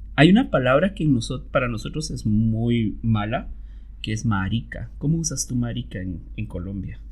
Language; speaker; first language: Spanish; native; Spanish